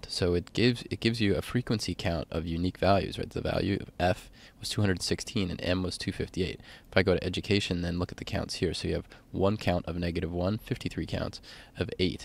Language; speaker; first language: English; native; English